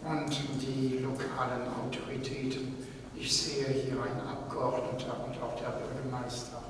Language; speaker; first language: German; non-native, fluent; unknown